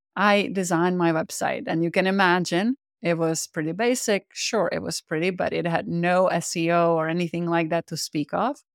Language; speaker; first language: English; non-native, fluent; Czech